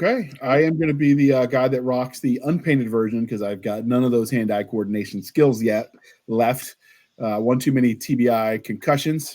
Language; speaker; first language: English; native; English